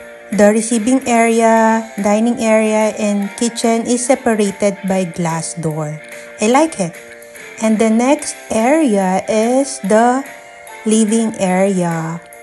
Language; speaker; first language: English; non-native, local second language; Filipino